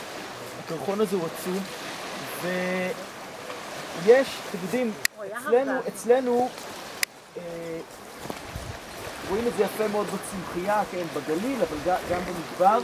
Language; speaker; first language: Hebrew; native; Hebrew